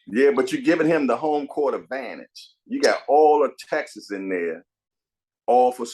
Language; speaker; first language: English; native; English